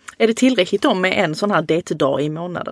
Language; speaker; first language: Swedish; native; Swedish